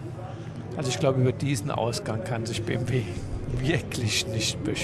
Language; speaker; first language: German; native; German